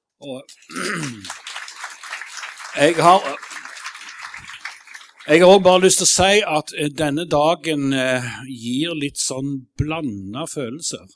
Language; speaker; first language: Norwegian; native; Norwegian